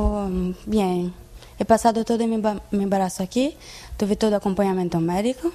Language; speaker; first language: Spanish; non-native, learner; Portuguese